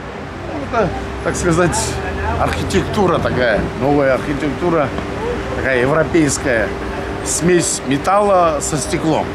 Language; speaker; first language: Russian; non-native, local second language; Georgian